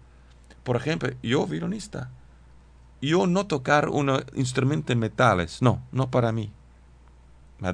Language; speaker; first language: Spanish; non-native, learner; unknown